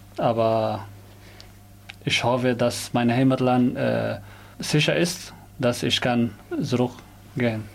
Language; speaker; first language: German; non-native, learner; Somali